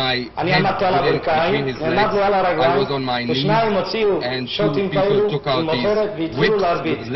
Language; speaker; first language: Hebrew; non-native, fluent; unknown